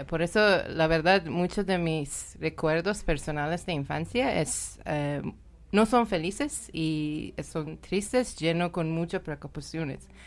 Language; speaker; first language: Spanish; non-native, fluent; Persian